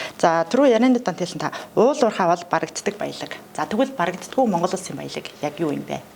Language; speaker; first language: Mongolian; native; Mongolian